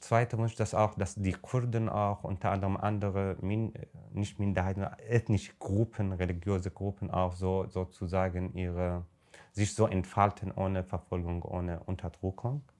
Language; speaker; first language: German; non-native, fluent; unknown